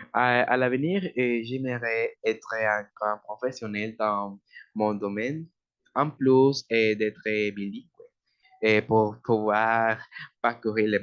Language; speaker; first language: French; non-native, learner; Spanish